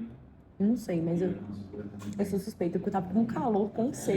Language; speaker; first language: Portuguese; native; Portuguese